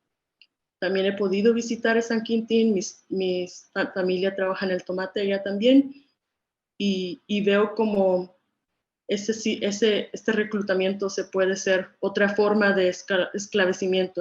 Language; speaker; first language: Spanish; early bilingual, other home language; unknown